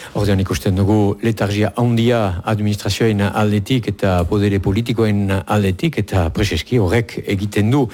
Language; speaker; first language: Basque; native; Basque